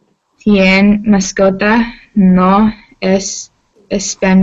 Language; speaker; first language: Spanish; non-native, learner; English